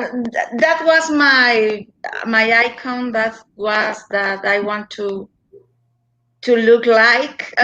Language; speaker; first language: English; non-native, learner; Spanish